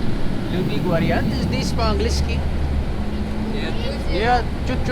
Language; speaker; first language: Russian; non-native, learner; Urdu